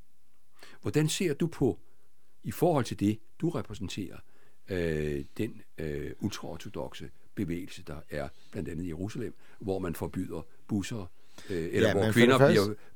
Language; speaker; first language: Danish; native; Danish